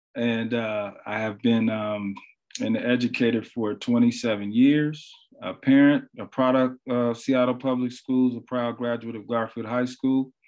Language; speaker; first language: English; native; English